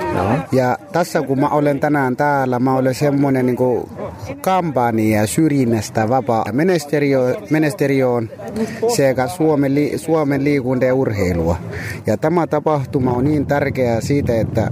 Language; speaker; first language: Finnish; non-native, fluent; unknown